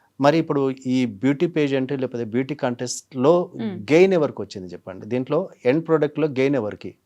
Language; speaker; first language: Telugu; native; Telugu